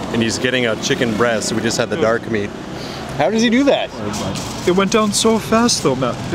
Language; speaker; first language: English; native; English